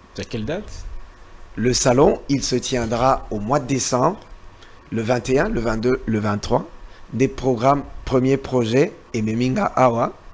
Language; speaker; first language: French; non-native, local second language; Lingala